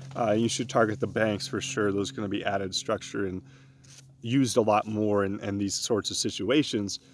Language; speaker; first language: English; native; English